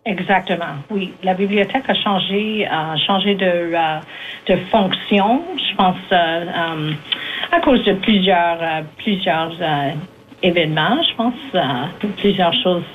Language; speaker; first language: French; native; French